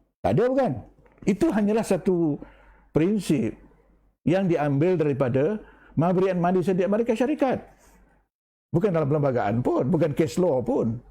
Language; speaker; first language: Malay; native; Malay